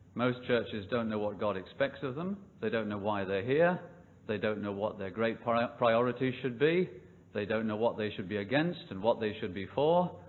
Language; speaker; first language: English; native; English